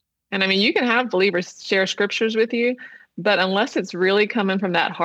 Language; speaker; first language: English; native; English